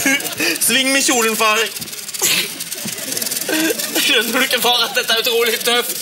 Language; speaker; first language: Norwegian; native; Norwegian